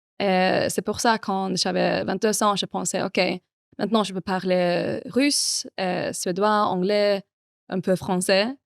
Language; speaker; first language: French; non-native, fluent; Swedish